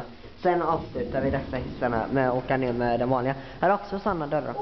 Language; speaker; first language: Swedish; native; Swedish